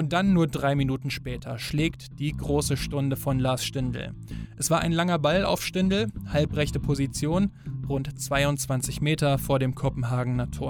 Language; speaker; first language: German; native; German